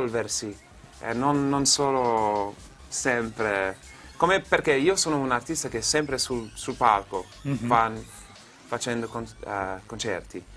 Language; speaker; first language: Italian; non-native, fluent; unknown